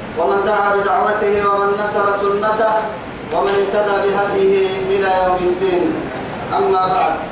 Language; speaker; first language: Arabic; non-native, fluent; Afar